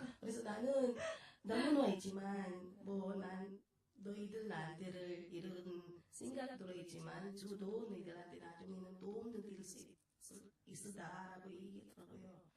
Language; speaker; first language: Korean; non-native, learner; Filipino